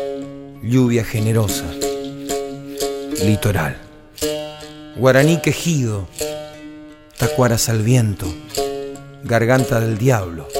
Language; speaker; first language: Spanish; native; Spanish